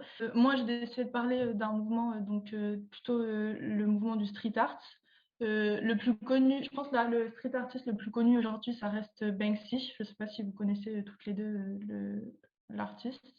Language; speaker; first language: French; native; French